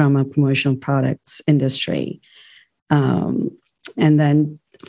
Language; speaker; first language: English; non-native, local second language; Urdu